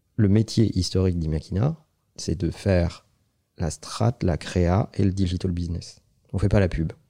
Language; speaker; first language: French; native; French